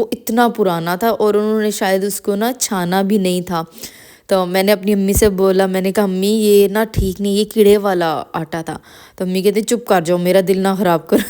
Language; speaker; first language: Urdu; native; Urdu